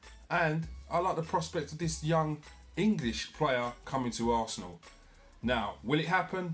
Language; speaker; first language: English; native; English